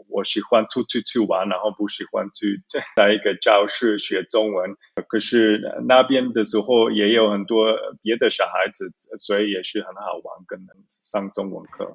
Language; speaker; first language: Chinese; early bilingual, heritage; Chinese